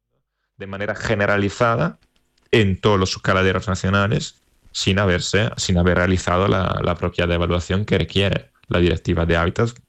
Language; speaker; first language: Spanish; native; Spanish